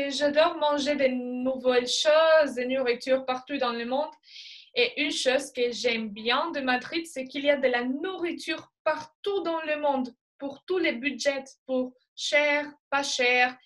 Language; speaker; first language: French; non-native, fluent; Spanish